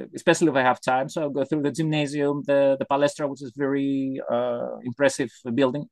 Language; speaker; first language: English; non-native, fluent; Greek